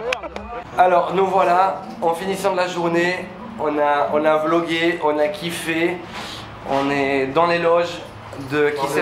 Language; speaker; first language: French; native; French